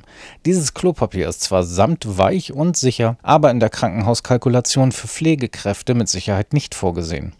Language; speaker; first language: German; native; German